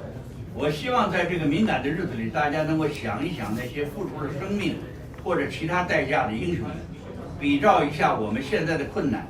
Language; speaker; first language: Chinese; native; Chinese